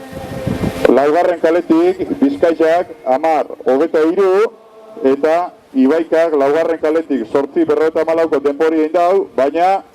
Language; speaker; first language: Basque; native; Basque